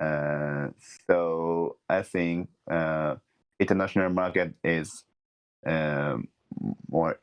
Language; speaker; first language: English; non-native, learner; Japanese